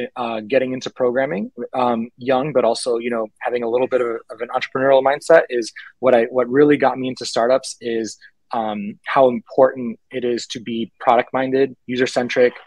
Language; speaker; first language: English; early bilingual, other home language; Spanish